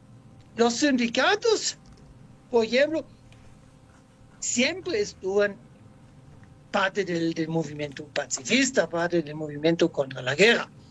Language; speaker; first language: Spanish; non-native, fluent; German